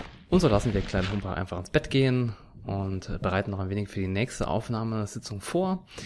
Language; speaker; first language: German; native; German